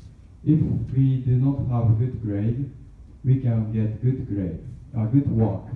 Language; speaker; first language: English; non-native, learner; Japanese